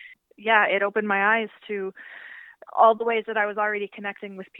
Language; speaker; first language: English; native; English